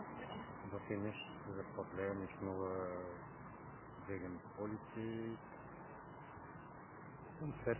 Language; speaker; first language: German; non-native, fluent; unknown